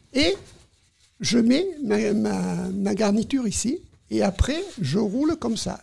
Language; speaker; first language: French; native; French